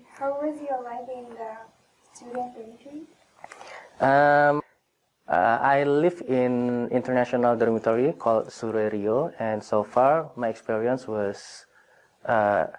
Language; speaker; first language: English; non-native, fluent; Indonesian